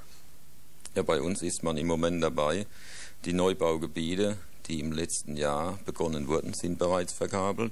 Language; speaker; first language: German; native; German